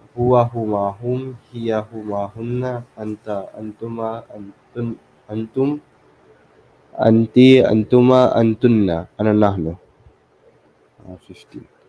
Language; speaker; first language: Arabic; non-native, learner; Filipino